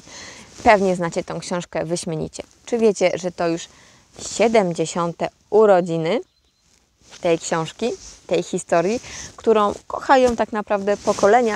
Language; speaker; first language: Polish; native; Polish